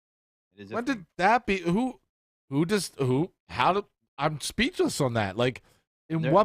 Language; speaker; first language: English; native; English